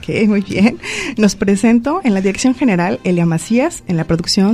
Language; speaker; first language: Spanish; native; Spanish